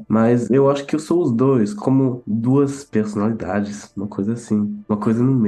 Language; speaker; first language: Portuguese; early bilingual, heritage; Portuguese